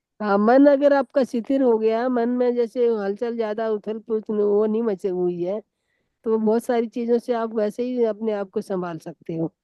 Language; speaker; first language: Hindi; native; Hindi